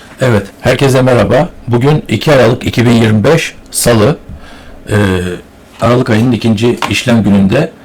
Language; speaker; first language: Turkish; native; Turkish